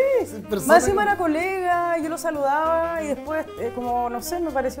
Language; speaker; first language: Spanish; native; Spanish